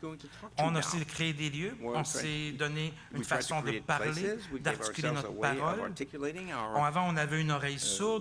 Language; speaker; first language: French; native; French